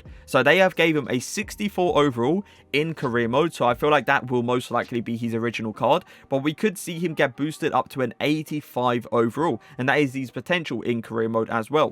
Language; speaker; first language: English; native; English